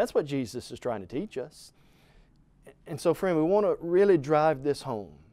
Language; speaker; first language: English; native; English